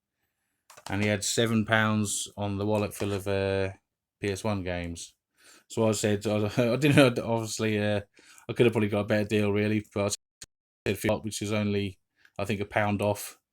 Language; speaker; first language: English; native; English